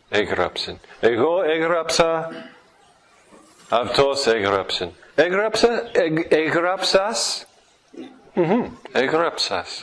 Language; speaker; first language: Greek; non-native, fluent; English